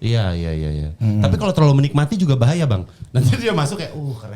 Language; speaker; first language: Indonesian; native; Indonesian